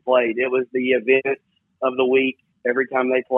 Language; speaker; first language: English; native; English